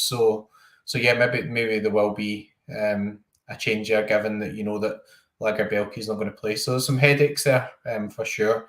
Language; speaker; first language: English; native; English